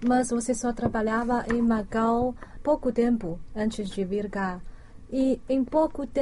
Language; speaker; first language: Portuguese; non-native, fluent; Chinese